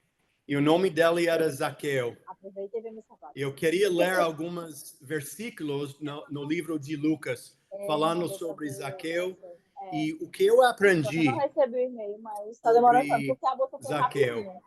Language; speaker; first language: Portuguese; non-native, fluent; English